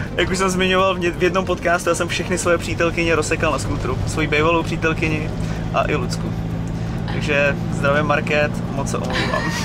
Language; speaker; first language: Czech; early bilingual, other home language; Vietnamese